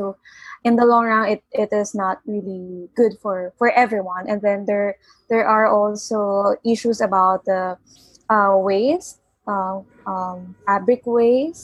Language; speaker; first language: English; non-native, local second language; Filipino